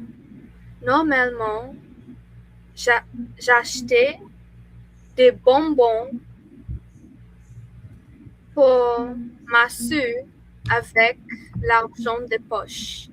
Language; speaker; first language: French; non-native, learner; English